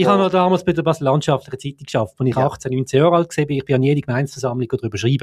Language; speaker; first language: German; native; German